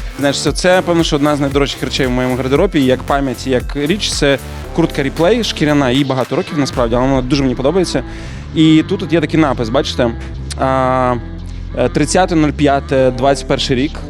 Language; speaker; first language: Ukrainian; native; Ukrainian